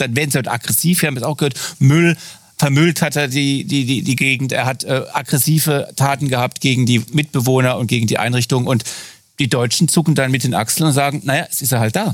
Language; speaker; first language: German; native; German